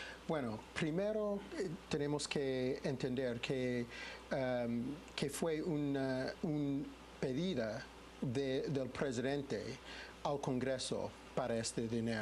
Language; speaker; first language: Spanish; non-native, fluent; English